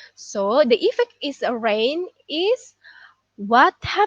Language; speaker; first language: English; non-native, learner; Indonesian